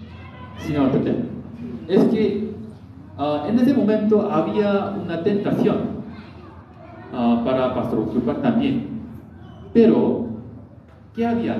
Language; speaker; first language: Spanish; non-native, learner; Korean